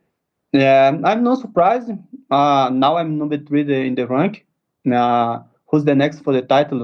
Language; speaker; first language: English; non-native, learner; Portuguese